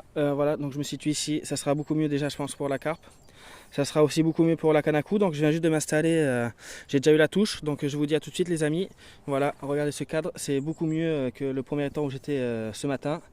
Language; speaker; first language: French; native; French